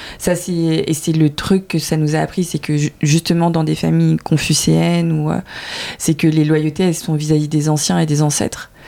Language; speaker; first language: French; early bilingual, other home language; Vietnamese